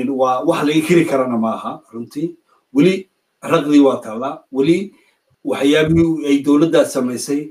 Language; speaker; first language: Somali; native; Somali